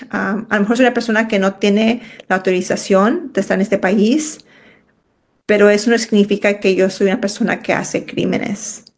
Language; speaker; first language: Spanish; early bilingual, heritage; Spanish